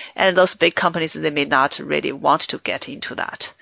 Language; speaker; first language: English; non-native, fluent; Chinese